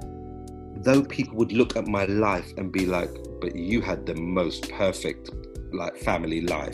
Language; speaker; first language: English; native; English